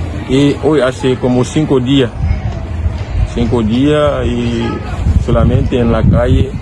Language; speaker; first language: Spanish; non-native, learner; Haitian Creole